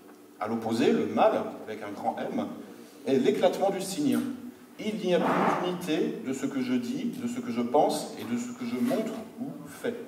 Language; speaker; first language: French; native; French